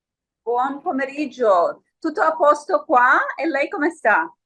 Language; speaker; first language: Italian; early bilingual, heritage; Friulian